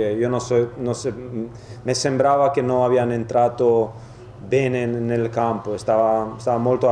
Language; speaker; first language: Italian; non-native, fluent; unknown